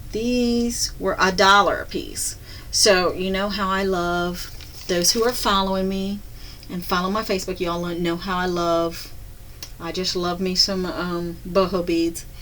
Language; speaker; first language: English; native; English